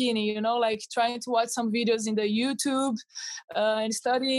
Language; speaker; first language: English; non-native, fluent; Portuguese